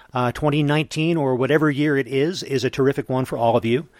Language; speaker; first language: English; native; English